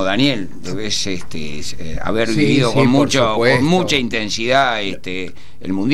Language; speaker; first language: Spanish; native; Spanish